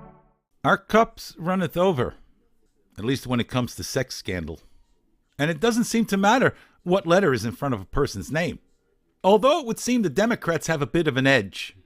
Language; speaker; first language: English; native; English